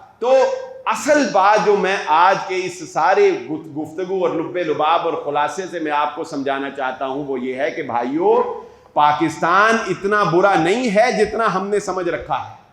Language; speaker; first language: Urdu; native; Urdu